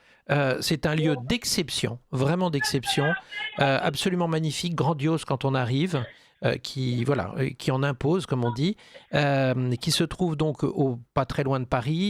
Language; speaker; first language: French; native; French